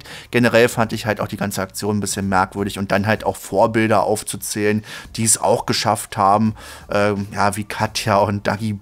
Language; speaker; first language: German; native; German